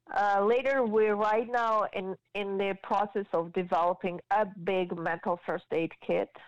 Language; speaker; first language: English; non-native, fluent; Georgian